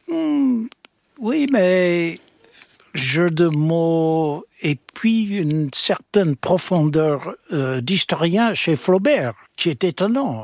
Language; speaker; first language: French; non-native, fluent; English